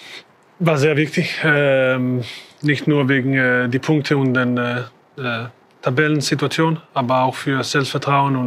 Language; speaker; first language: German; non-native, fluent; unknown